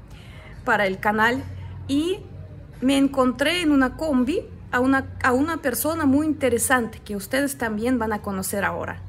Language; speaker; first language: Spanish; non-native, fluent; Russian